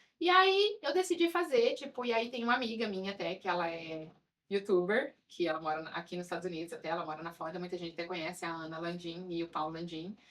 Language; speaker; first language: Portuguese; native; Portuguese